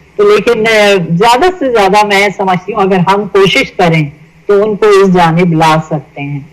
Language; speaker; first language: Urdu; native; Urdu